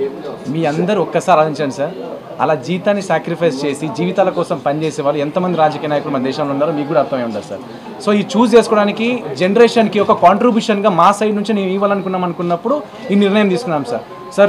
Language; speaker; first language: Telugu; native; Telugu